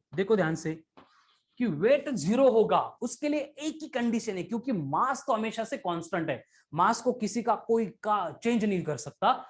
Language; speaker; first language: Hindi; non-native, local second language; Marathi